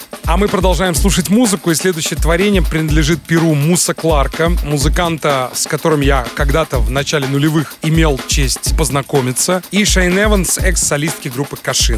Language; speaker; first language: Russian; native; Russian